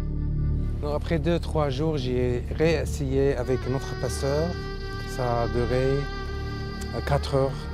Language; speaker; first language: French; non-native, learner; Arabic